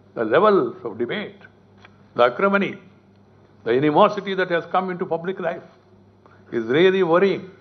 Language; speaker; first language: English; non-native, local second language; Telugu